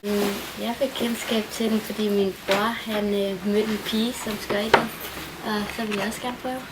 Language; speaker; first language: Danish; native; Danish